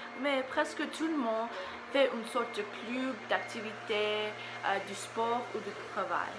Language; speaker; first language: French; non-native, learner; English